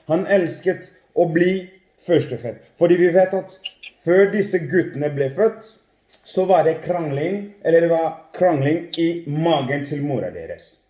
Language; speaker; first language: Norwegian; non-native, fluent; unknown